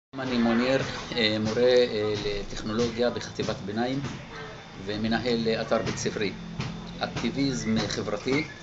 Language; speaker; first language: Hebrew; non-native, local second language; Arabic